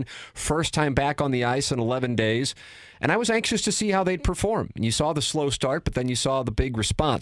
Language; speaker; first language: English; native; English